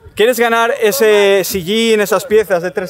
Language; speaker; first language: Spanish; native; Spanish